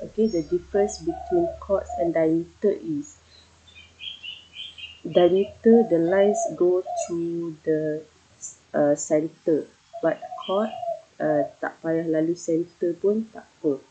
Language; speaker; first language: English; non-native, local second language; Malay